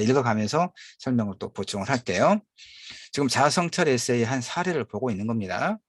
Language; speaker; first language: Korean; native; Korean